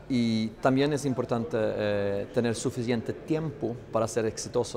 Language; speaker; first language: Spanish; non-native, fluent; Swedish